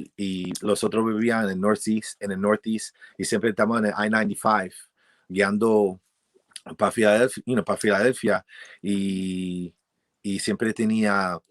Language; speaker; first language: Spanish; early bilingual, heritage; English